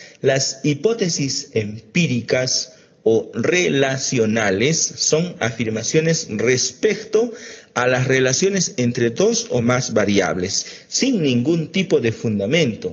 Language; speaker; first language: Spanish; native; Spanish